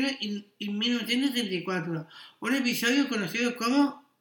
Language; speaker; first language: Spanish; non-native, local second language; Catalan